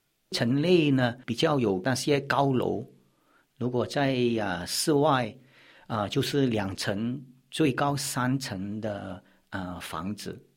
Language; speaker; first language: Chinese; early bilingual, heritage; Chinese